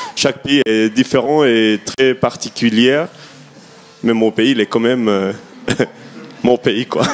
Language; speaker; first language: French; non-native, fluent; Spanish